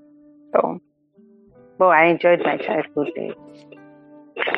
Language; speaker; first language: English; non-native, local second language; Igbo